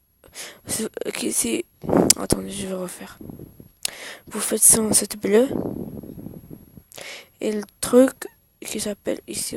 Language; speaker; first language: French; non-native, learner; Arabic